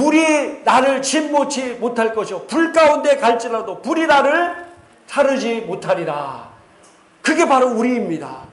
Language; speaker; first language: Korean; native; Korean